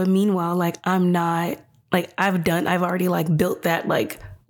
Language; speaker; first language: English; native; English